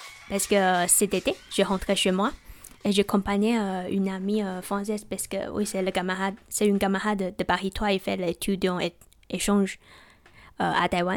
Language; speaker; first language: French; non-native, learner; Chinese